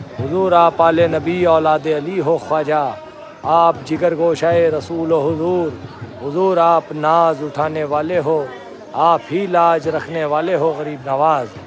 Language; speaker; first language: Urdu; native; Urdu